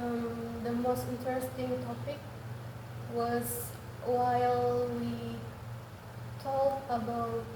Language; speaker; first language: English; non-native, learner; Indonesian